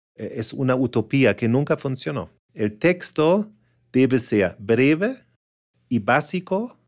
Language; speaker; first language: Spanish; non-native, fluent; German